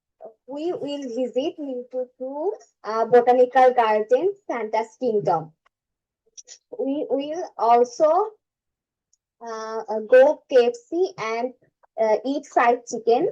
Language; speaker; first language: English; non-native, learner; Bangla